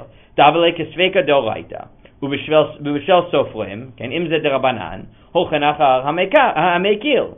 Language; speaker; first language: Hebrew; non-native, fluent; English